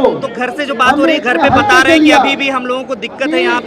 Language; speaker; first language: Hindi; native; Hindi